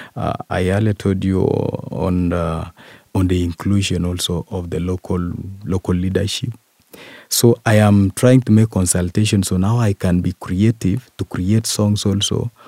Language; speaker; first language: English; non-native, local second language; Kalenjin